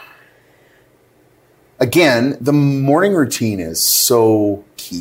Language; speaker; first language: English; native; English